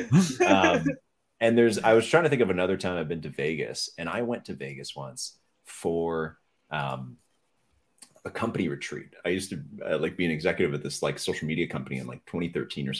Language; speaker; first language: English; non-native, fluent; French